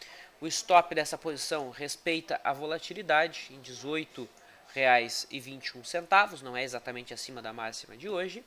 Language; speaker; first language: Portuguese; native; Portuguese